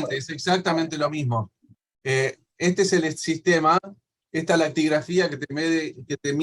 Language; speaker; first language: Spanish; native; Spanish